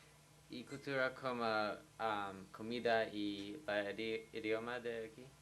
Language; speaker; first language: Spanish; non-native, learner; English